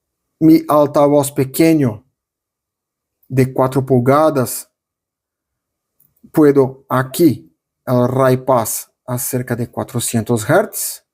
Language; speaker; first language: Spanish; non-native, fluent; Portuguese